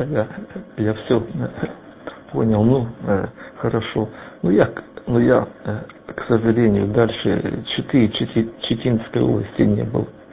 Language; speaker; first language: Russian; native; Russian